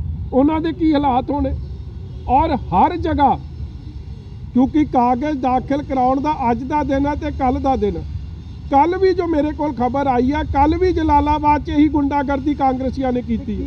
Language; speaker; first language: Hindi; non-native, local second language; Punjabi